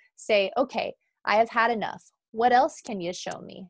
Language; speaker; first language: English; native; English